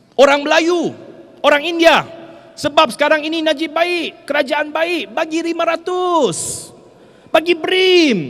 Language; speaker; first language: Malay; non-native, local second language; Chinese